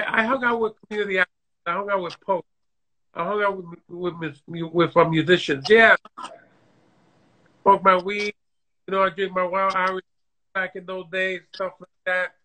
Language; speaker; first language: English; native; English